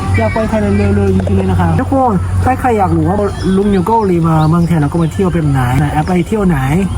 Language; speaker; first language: Thai; non-native, fluent; Korean